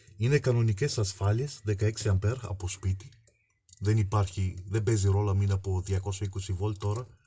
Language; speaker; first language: Greek; early bilingual, heritage; Greek